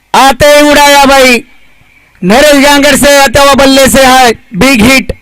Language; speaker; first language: Hindi; non-native, local second language; Marathi